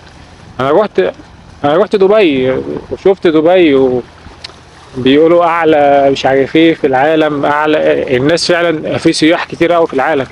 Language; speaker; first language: Arabic; native; Arabic